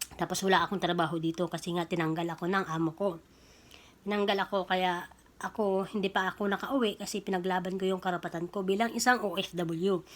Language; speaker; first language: Filipino; non-native, local second language; Cebuano